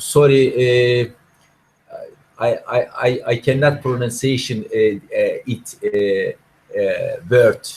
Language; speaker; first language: English; non-native, learner; Turkish